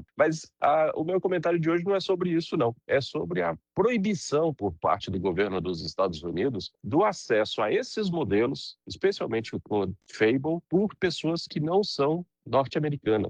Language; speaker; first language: Portuguese; native; Portuguese